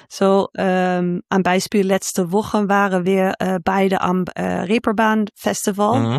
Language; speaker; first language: German; non-native, fluent; Dutch